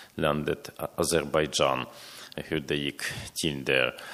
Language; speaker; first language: Swedish; non-native, fluent; Ukrainian